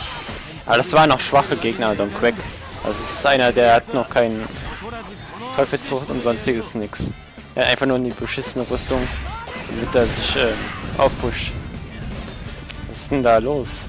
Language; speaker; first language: German; native; German